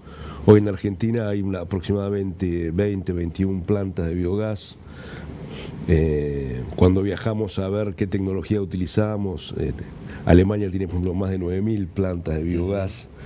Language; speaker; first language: Spanish; native; Spanish